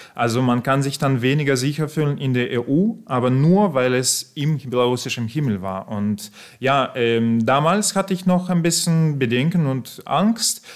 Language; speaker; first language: German; non-native, fluent; Belarusian